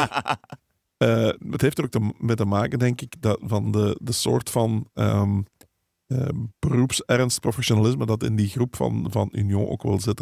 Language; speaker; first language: Dutch; native; Dutch